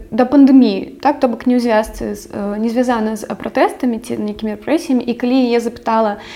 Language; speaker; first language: Belarusian; non-native, local second language; Russian